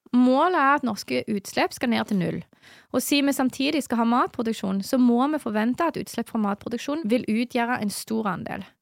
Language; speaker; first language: Norwegian; native; Norwegian